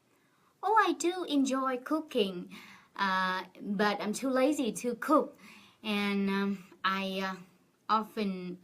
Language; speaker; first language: English; non-native, fluent; Vietnamese